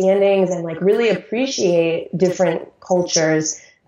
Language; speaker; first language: English; native; English